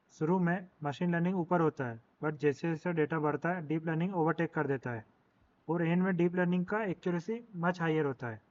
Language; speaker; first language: Hindi; native; Hindi